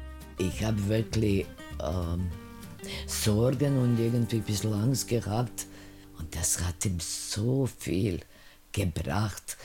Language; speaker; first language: German; non-native, fluent; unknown